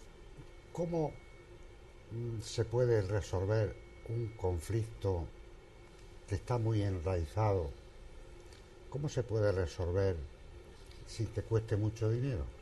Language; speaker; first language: Spanish; native; Spanish